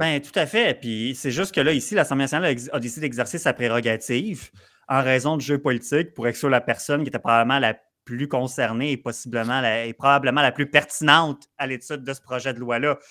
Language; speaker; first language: French; native; French